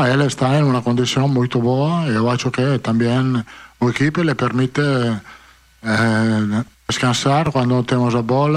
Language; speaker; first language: Portuguese; non-native, fluent; Italian